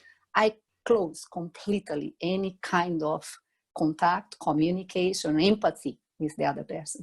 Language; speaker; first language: English; non-native, fluent; Portuguese